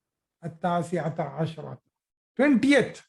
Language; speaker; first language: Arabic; non-native, fluent; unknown